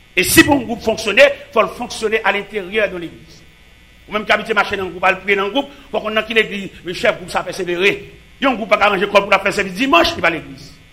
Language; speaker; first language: French; non-native, local second language; Haitian Creole